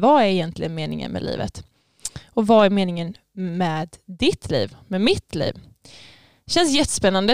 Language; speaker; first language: Swedish; native; Swedish